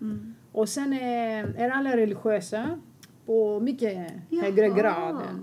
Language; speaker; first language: Swedish; non-native, fluent; Greek